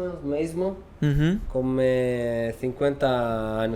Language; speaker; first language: Portuguese; non-native, learner; Hebrew